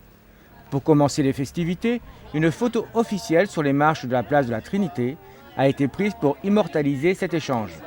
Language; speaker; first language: French; native; French